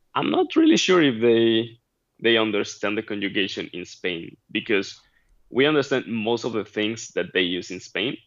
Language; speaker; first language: English; non-native, fluent; Spanish